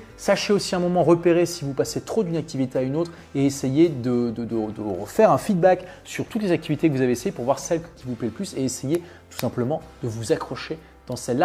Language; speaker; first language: French; native; French